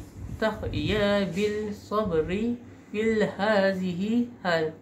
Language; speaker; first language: Arabic; non-native, learner; Malay